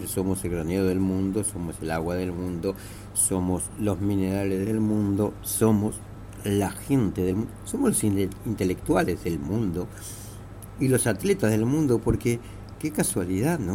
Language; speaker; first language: Spanish; native; Spanish